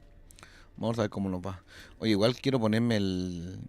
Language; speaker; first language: Spanish; native; Spanish